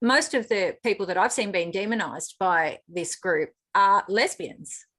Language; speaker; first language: English; native; English